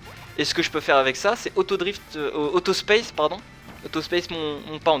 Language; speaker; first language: French; native; French